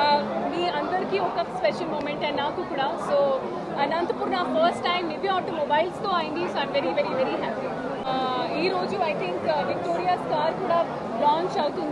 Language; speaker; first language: Telugu; non-native, fluent; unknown